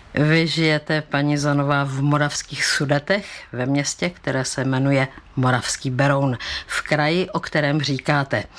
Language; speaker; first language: Czech; native; Czech